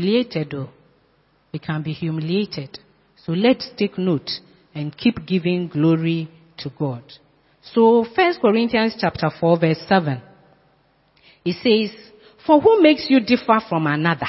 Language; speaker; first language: English; non-native, local second language; Akan